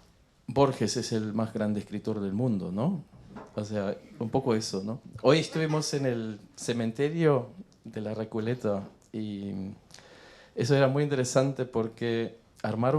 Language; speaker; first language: Spanish; non-native, fluent; German